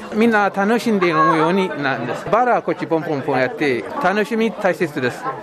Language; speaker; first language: Japanese; non-native, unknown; Amharic